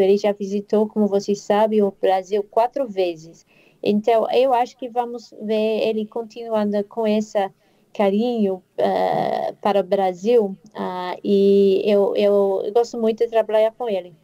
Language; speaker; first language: Portuguese; non-native, fluent; English